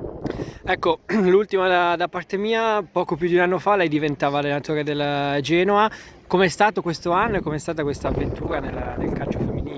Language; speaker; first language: Italian; native; Italian